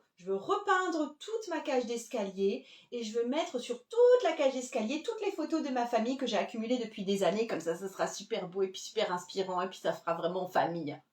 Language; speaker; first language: French; native; French